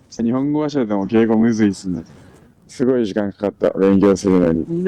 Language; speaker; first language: Japanese; native; Japanese